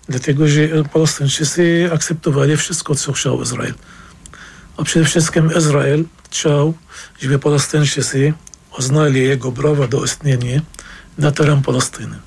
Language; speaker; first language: Polish; non-native, fluent; Arabic